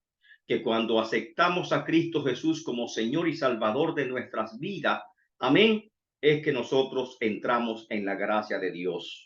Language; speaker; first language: Spanish; native; Spanish